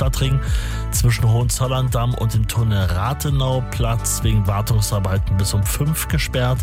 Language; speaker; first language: German; native; German